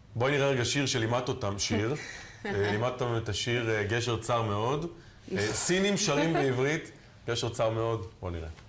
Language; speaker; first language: Hebrew; native; Hebrew